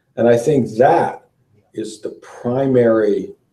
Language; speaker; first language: English; native; English